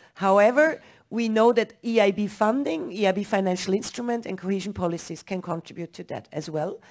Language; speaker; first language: English; non-native, fluent; German